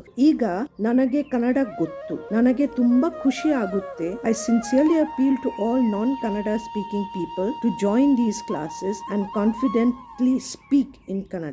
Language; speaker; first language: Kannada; non-native, learner; Bangla